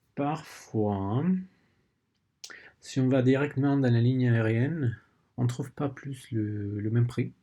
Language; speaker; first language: French; non-native, learner; Spanish